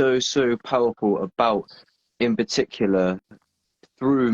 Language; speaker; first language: English; native; English